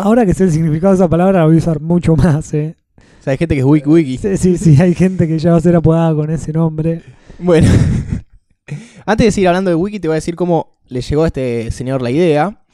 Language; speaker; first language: Spanish; native; Spanish